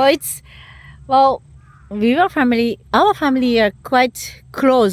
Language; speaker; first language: English; non-native, learner; Japanese